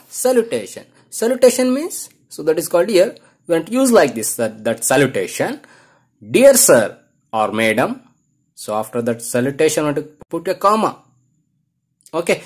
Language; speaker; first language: English; non-native, local second language; Kannada